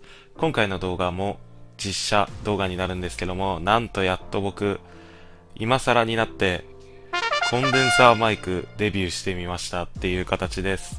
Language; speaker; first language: Japanese; native; Japanese